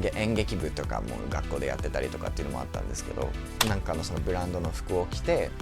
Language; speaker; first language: Japanese; non-native, fluent; English